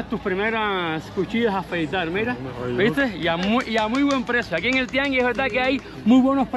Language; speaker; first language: Spanish; native; Spanish